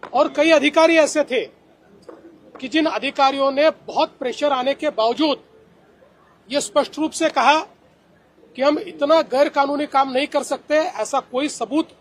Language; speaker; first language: Hindi; non-native, local second language; Marathi